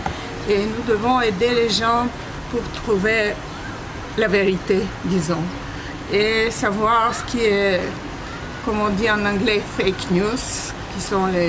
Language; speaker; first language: French; non-native, fluent; Bulgarian